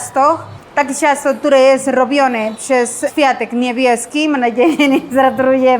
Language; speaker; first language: Polish; non-native, learner; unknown